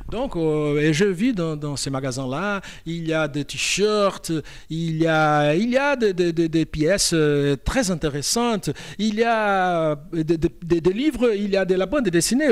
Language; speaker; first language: French; non-native, fluent; Portuguese